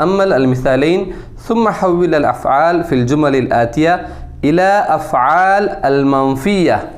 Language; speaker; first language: Arabic; non-native, fluent; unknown